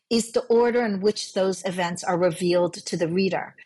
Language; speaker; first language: English; early bilingual, other home language; Cantonese